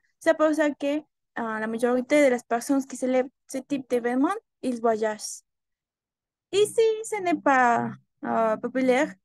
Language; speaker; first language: French; non-native, learner; Spanish